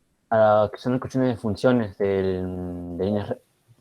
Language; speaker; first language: Spanish; native; Spanish